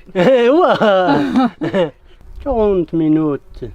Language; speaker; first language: French; non-native, learner; Arabic